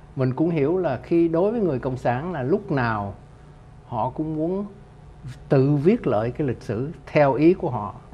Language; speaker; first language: Vietnamese; native; Vietnamese